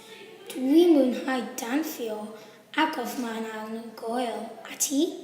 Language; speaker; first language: Welsh; non-native, learner; English